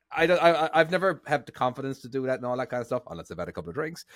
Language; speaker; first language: English; native; English